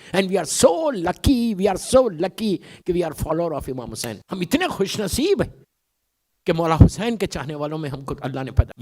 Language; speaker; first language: Urdu; native; Urdu